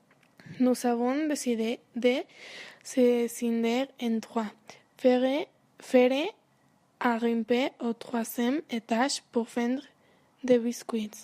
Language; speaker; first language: French; non-native, learner; Spanish